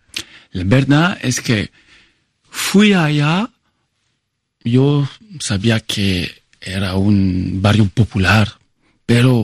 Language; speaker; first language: Spanish; non-native, fluent; French